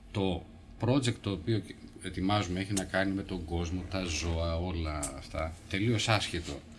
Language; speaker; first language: Greek; native; Greek